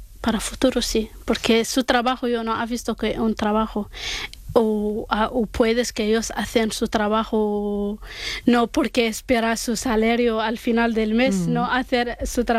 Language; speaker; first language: Spanish; non-native, learner; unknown